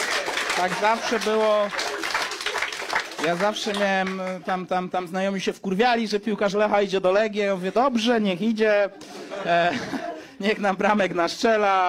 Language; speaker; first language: Polish; native; Polish